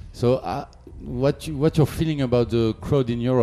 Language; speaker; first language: English; non-native, learner; French